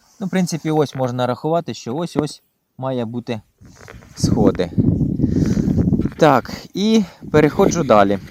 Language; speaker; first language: Ukrainian; native; Ukrainian